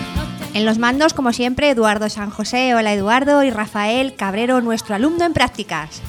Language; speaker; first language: Spanish; native; Spanish